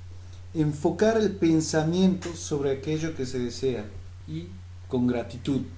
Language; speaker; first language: Spanish; native; Spanish